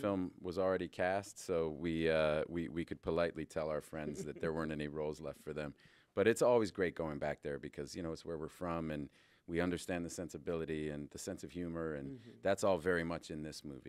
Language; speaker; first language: English; native; English